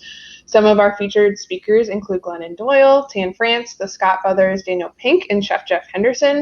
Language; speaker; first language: English; native; English